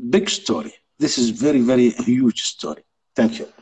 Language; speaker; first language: English; non-native, learner; Arabic